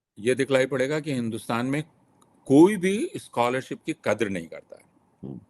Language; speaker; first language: Hindi; native; Hindi